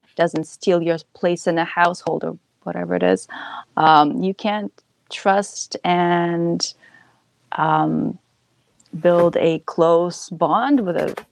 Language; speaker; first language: English; early bilingual, other home language; Ukrainian